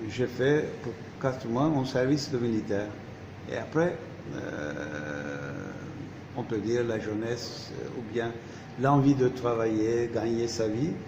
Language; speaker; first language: French; non-native, fluent; Turkish